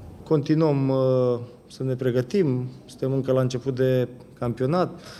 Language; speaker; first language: Romanian; native; Romanian